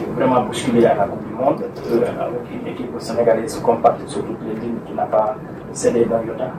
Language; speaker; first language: French; non-native, local second language; Wolof